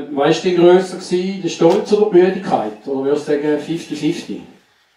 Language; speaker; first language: German; native; German